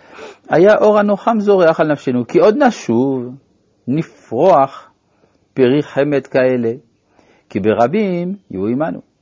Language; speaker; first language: Hebrew; native; Hebrew